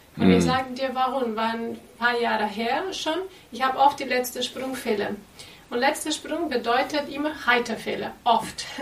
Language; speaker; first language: German; non-native, fluent; Portuguese